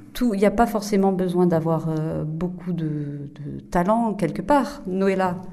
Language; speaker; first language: French; native; French